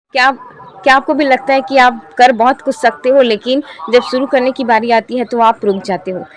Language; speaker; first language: Hindi; native; Hindi